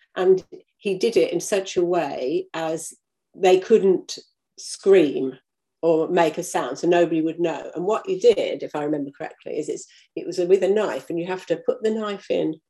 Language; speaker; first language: English; native; English